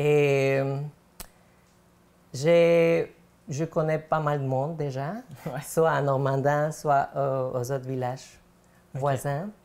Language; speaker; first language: French; non-native, fluent; Spanish